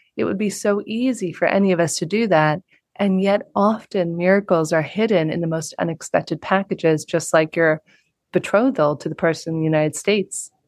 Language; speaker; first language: English; native; English